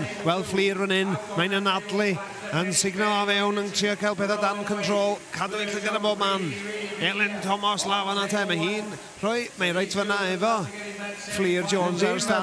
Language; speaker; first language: Welsh; native; Welsh